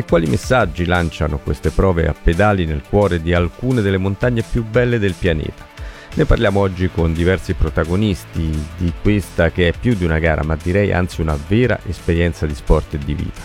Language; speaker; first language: Italian; native; Italian